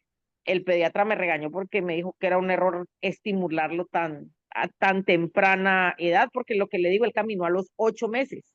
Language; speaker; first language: Spanish; native; Spanish